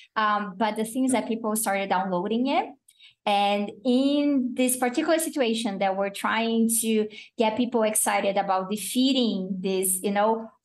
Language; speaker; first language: English; non-native, fluent; Portuguese